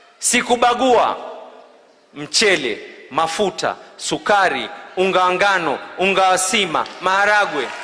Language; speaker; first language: Swahili; native; Swahili